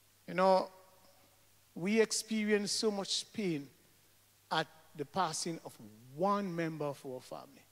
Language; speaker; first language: English; native; English